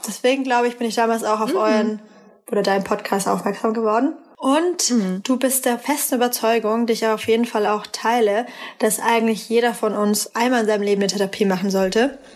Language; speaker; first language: German; early bilingual, other home language; Persian